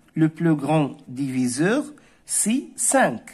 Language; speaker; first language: French; non-native, local second language; Arabic